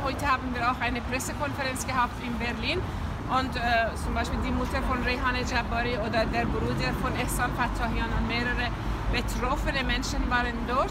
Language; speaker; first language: German; non-native, fluent; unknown